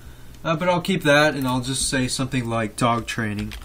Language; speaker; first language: English; native; English